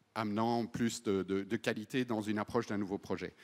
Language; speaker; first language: French; native; French